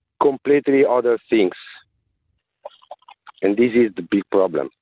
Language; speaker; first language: English; non-native, learner; Italian